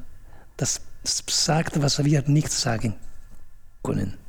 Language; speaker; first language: German; non-native, fluent; Italian